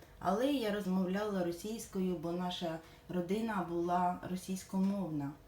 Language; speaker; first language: Ukrainian; non-native, local second language; Russian